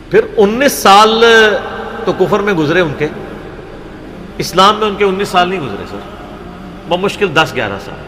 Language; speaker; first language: Urdu; non-native, local second language; Punjabi